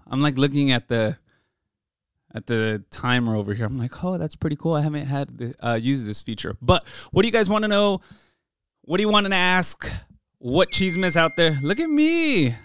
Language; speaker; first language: English; early bilingual, other home language; Spanish